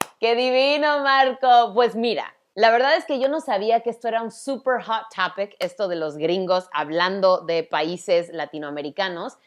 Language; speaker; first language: Spanish; early bilingual, other home language; English